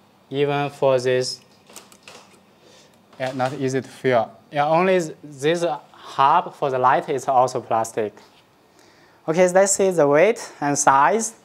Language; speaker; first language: English; non-native, fluent; Chinese